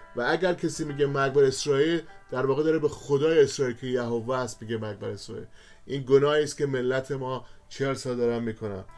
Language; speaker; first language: Persian; native; Persian